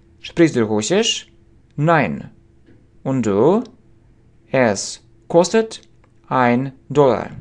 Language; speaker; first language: German; non-native, fluent; Russian